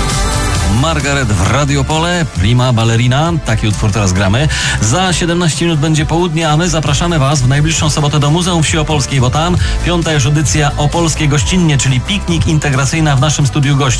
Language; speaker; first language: Polish; native; Polish